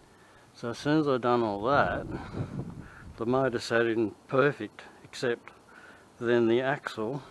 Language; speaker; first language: English; native; English